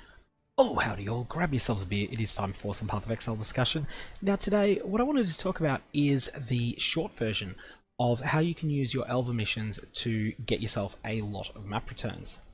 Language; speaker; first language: English; native; English